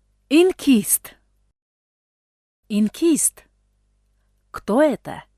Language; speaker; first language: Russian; non-native, local second language; Tajik